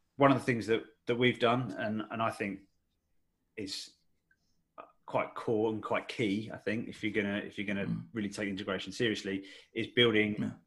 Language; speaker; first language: English; native; English